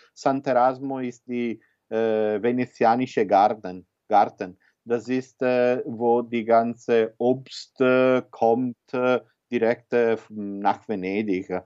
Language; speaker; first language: German; non-native, learner; Italian